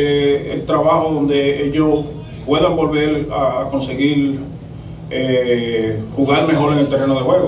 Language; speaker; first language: Spanish; native; Spanish